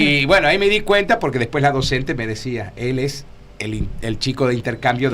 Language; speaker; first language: Spanish; native; Spanish